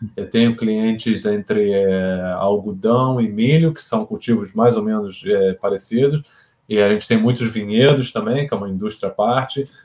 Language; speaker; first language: Portuguese; native; Portuguese